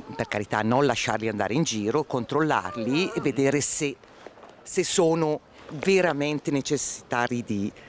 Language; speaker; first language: Italian; non-native, fluent; Bulgarian